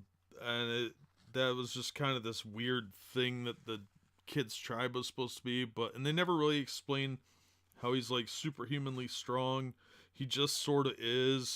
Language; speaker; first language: English; native; English